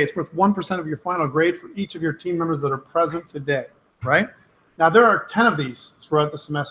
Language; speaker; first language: English; native; English